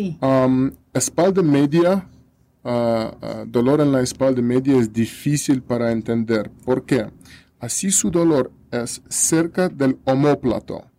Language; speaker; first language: Spanish; non-native, learner; Russian